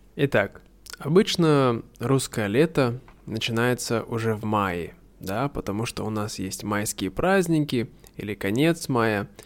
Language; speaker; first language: Russian; native; Russian